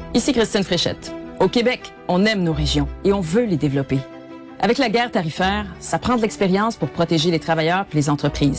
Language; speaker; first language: French; native; French